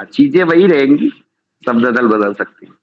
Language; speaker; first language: Hindi; native; Hindi